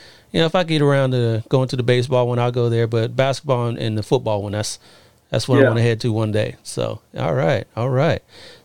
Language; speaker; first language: English; native; English